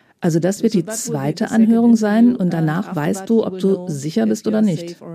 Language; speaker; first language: German; native; German